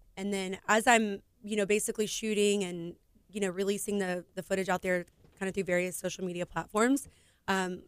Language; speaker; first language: English; native; English